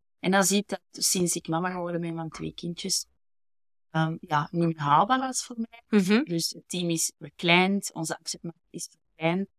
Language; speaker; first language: Dutch; native; Dutch